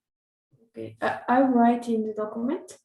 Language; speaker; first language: English; non-native, learner; Spanish